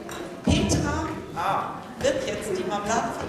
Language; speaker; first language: German; native; German